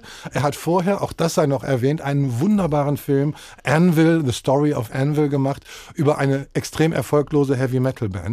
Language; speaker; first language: German; native; German